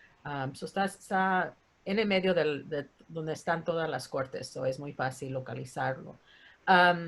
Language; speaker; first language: Spanish; early bilingual, heritage; Spanish